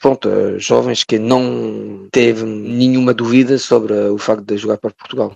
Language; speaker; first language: Portuguese; early bilingual, heritage; French